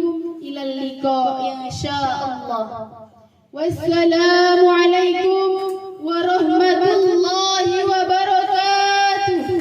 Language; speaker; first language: Arabic; non-native, learner; Indonesian